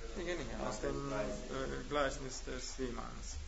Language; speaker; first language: German; non-native, learner; Hungarian